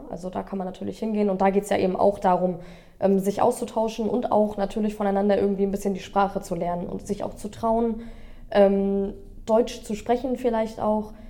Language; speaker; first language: German; native; German